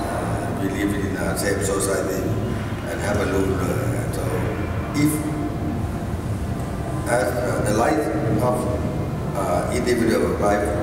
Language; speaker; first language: English; non-native, learner; Thai